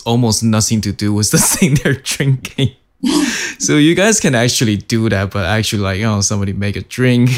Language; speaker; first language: English; non-native, fluent; Chinese